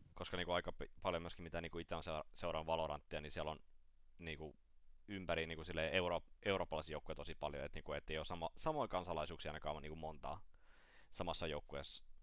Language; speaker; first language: Finnish; native; Finnish